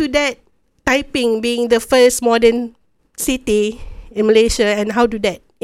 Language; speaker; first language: English; non-native, local second language; Malay